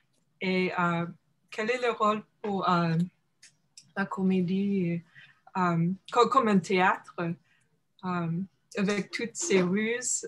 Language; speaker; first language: French; non-native, fluent; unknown